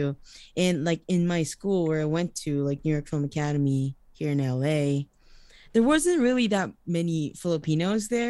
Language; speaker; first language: English; non-native, local second language; Iloko